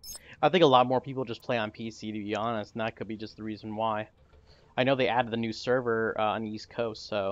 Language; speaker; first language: English; native; English